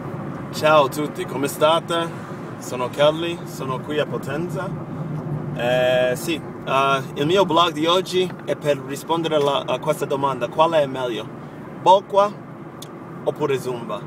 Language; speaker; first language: Italian; non-native, fluent; English